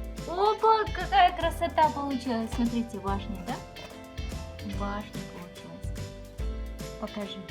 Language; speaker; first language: Russian; non-native, local second language; Kazakh